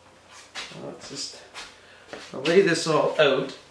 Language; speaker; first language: English; native; English